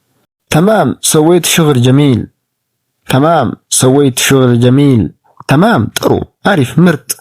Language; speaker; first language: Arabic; non-native, fluent; Amharic